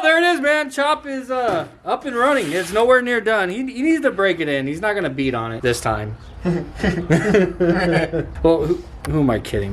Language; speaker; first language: English; native; English